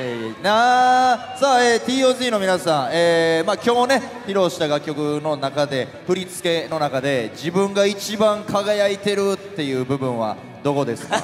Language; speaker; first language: Japanese; native; Japanese